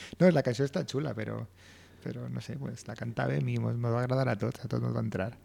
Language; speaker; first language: Catalan; native; Catalan